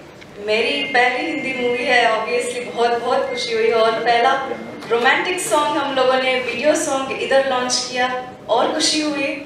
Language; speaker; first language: Hindi; non-native, local second language; Kannada